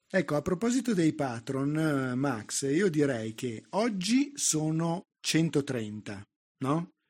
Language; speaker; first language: Italian; native; Italian